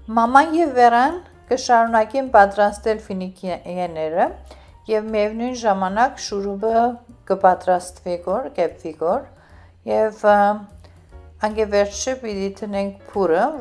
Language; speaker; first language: Armenian; early bilingual, heritage; Armenian